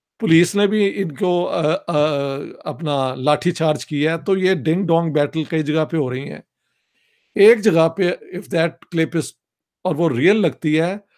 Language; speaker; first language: Urdu; non-native, local second language; Punjabi